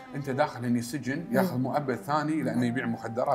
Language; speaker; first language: Arabic; native; Arabic